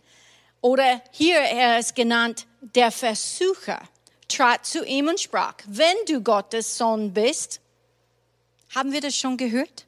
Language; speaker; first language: German; non-native, fluent; English